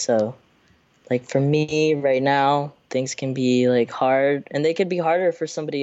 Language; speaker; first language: English; native; English